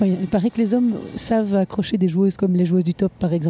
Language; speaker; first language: French; native; French